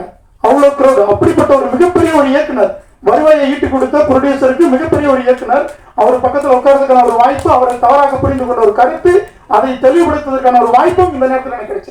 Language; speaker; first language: Tamil; native; Tamil